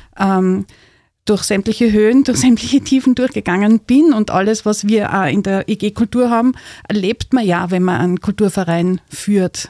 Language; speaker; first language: German; native; German